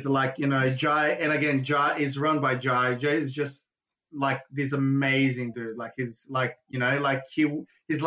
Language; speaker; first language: English; non-native, fluent; Portuguese